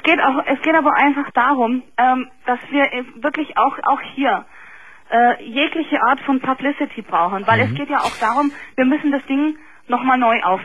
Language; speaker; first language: German; native; German